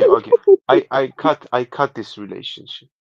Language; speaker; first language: English; non-native, learner; Persian